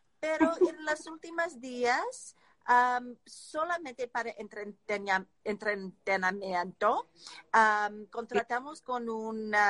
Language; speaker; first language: Spanish; non-native, learner; English